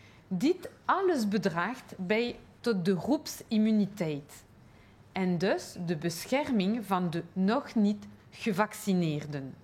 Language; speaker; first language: Dutch; non-native, local second language; French